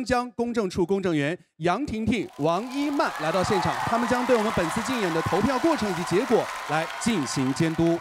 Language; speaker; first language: Chinese; native; Chinese